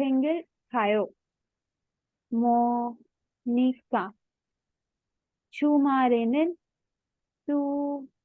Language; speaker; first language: Korean; non-native, learner; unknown